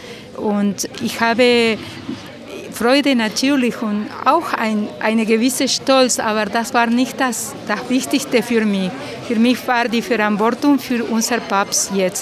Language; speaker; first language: German; non-native, fluent; Spanish